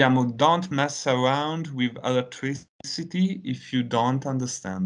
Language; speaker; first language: English; non-native, fluent; Italian